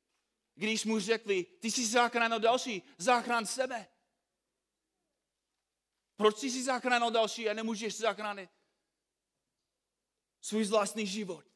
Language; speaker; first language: Czech; non-native, fluent; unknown